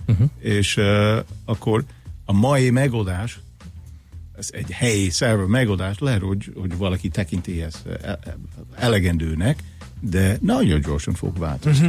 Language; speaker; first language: Hungarian; non-native, fluent; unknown